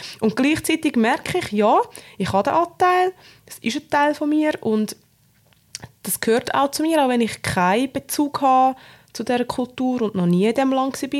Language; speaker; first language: German; native; German